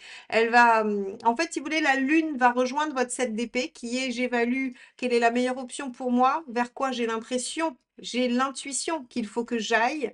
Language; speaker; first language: French; native; French